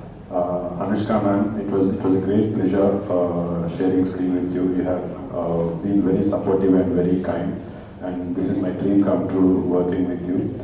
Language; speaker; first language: English; non-native, local second language; Telugu